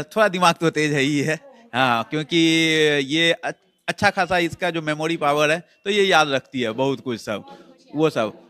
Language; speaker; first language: Hindi; native; Hindi